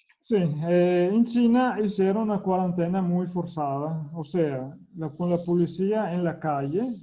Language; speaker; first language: Spanish; non-native, fluent; Italian